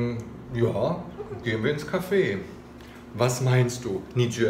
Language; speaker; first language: German; non-native, fluent; Chinese